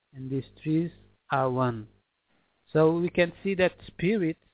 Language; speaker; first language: English; non-native, fluent; Portuguese